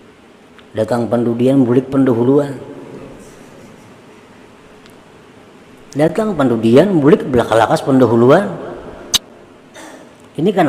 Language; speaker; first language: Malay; non-native, local second language; Banjar